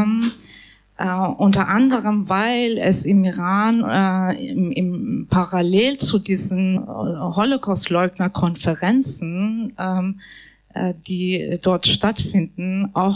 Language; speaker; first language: German; non-native, fluent; Persian